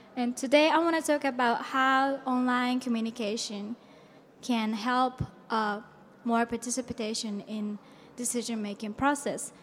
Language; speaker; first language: English; non-native, fluent; Japanese